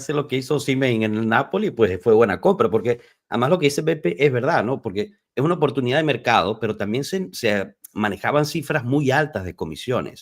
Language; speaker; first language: Spanish; native; Spanish